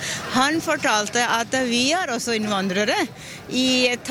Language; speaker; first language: Norwegian; non-native, learner; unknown